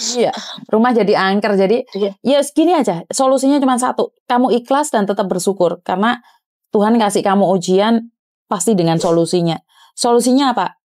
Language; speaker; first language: Indonesian; non-native, local second language; Javanese